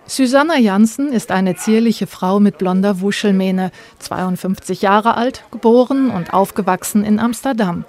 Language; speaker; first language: German; native; German